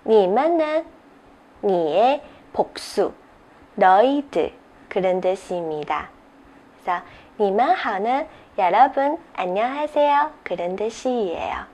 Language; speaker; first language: Korean; non-native, fluent; Chinese